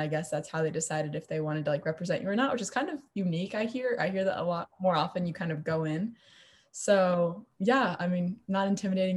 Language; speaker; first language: English; native; English